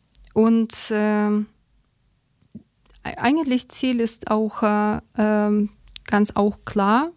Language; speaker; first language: German; non-native, learner; Ukrainian